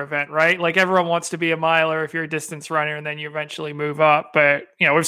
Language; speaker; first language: English; native; English